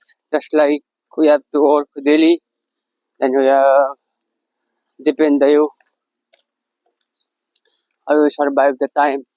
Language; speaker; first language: English; non-native, learner; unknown